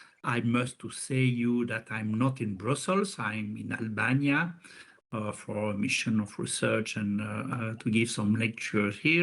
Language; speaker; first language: English; non-native, fluent; French